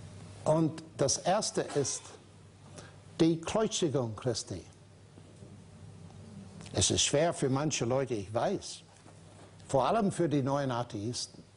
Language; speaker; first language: German; non-native, fluent; English